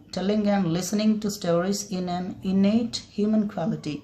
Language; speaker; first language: English; non-native, local second language; Kannada